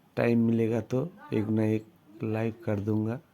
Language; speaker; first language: Hindi; non-native, local second language; Bangla